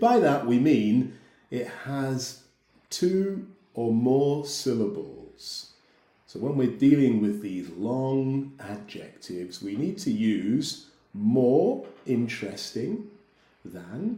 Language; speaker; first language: English; native; English